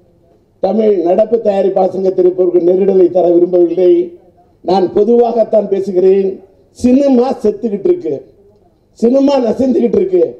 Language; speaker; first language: Tamil; native; Tamil